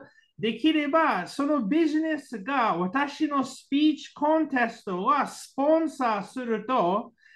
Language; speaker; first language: Japanese; non-native, learner; English